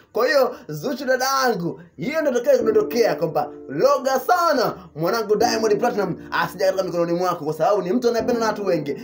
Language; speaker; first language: Swahili; native; Swahili